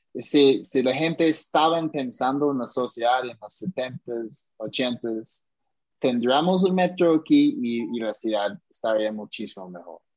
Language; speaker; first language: Spanish; non-native, fluent; English